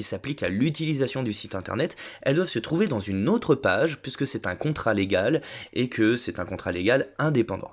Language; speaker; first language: French; native; French